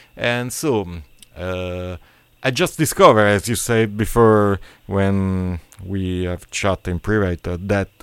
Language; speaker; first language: English; non-native, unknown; Italian